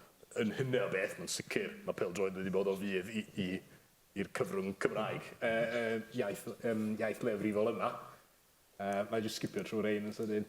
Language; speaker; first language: Welsh; native; Welsh